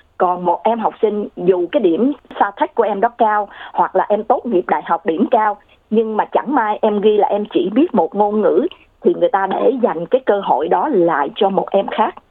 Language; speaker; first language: Vietnamese; native; Vietnamese